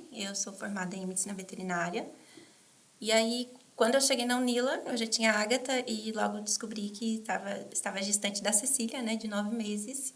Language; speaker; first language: Portuguese; native; Portuguese